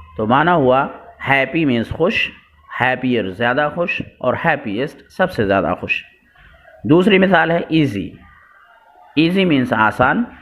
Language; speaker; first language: Urdu; native; Urdu